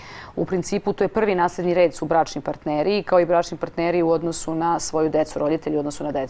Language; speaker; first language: Croatian; native; Croatian